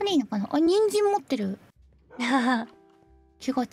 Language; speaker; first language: Japanese; native; Japanese